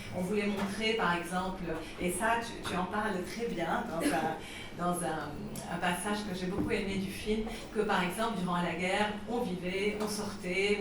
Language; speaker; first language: French; non-native, local second language; Arabic